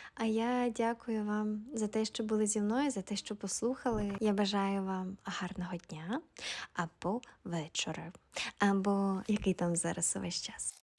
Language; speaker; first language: Ukrainian; native; Ukrainian